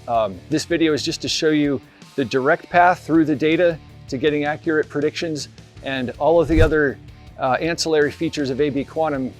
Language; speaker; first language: English; native; English